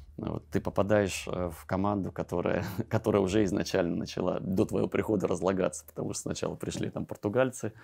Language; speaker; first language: Russian; native; Russian